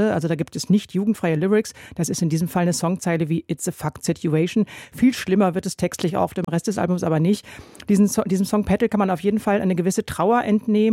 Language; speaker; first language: German; native; German